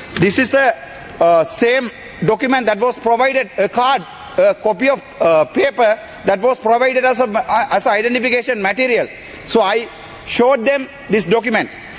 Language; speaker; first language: English; non-native, local second language; Tamil